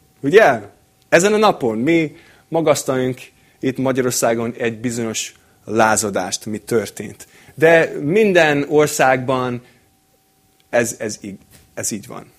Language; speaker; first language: Hungarian; non-native, fluent; English